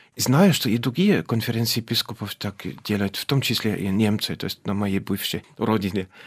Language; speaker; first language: Russian; non-native, fluent; German